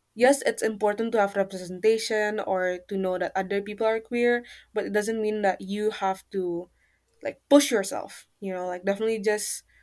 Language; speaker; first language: English; non-native, fluent; Indonesian